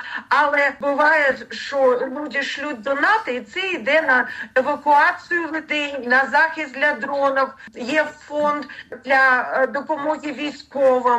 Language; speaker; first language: Ukrainian; non-native, learner; Russian